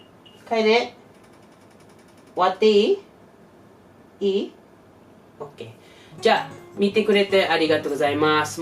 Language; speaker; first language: Japanese; non-native, learner; English